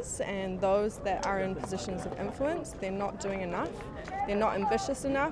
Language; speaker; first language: English; native; English